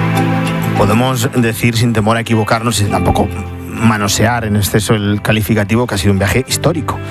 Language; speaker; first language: Spanish; native; Spanish